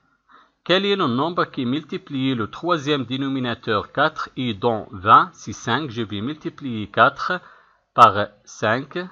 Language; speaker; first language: French; non-native, local second language; Arabic